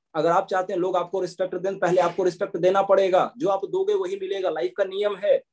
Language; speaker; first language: Hindi; native; Hindi